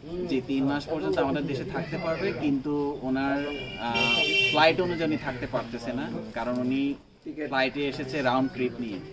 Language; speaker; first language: Bangla; native; Bangla